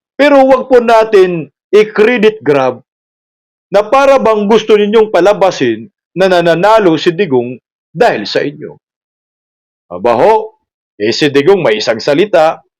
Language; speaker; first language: Filipino; non-native, local second language; Cebuano